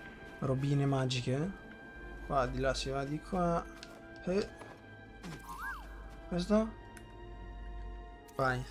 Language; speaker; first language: Italian; native; Italian